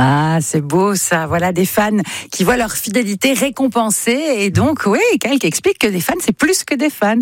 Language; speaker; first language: French; native; French